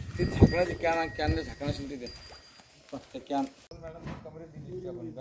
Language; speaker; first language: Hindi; non-native, local second language; Marathi